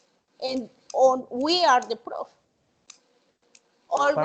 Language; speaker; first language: English; non-native, learner; Spanish